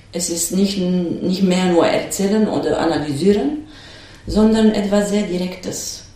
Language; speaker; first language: German; non-native, fluent; Romanian